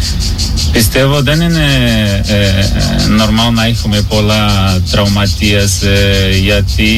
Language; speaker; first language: Greek; non-native, learner; Portuguese